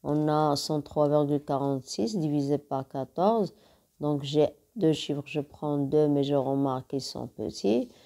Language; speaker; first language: French; non-native, local second language; Arabic